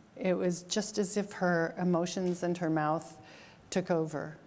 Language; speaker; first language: English; native; English